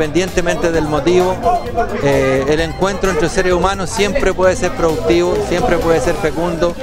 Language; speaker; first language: Spanish; native; Spanish